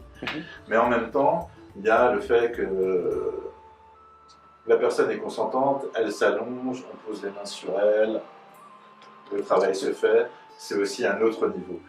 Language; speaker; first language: French; native; French